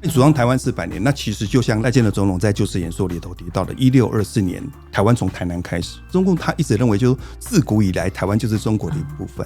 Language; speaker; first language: Chinese; native; Chinese